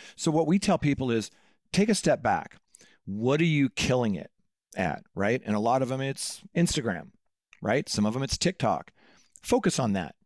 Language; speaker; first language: English; native; English